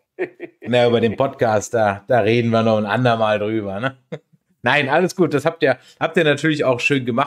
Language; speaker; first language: German; native; German